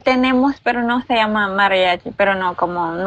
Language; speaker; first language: Spanish; non-native, learner; Filipino